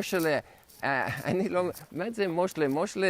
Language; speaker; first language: Hebrew; non-native, learner; English